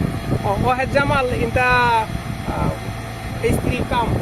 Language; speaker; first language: Arabic; non-native, learner; Bangla